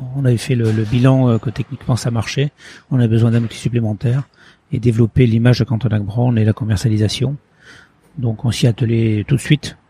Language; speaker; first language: French; early bilingual, other home language; Portuguese